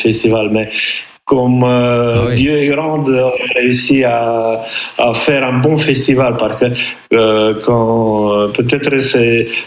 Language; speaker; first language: French; non-native, fluent; Romanian